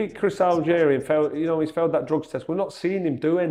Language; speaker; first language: English; native; English